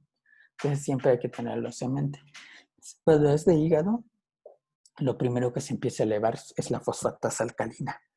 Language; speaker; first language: Spanish; native; Spanish